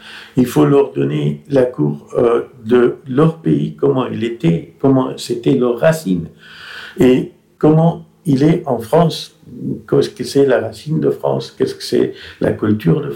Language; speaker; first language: French; non-native, fluent; Persian